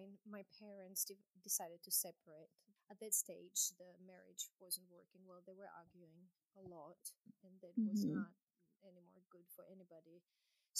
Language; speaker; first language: English; non-native, fluent; Croatian